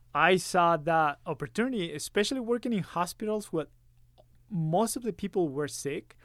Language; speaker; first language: English; early bilingual, other home language; Spanish